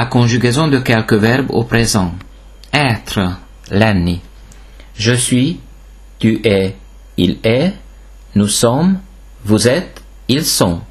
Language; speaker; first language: French; non-native, fluent; Hungarian